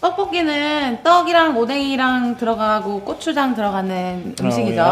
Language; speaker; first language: Korean; native; Korean